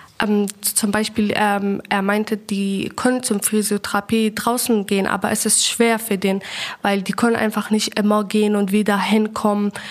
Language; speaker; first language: German; non-native, fluent; Persian